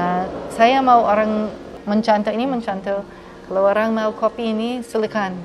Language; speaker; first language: Indonesian; non-native, fluent; English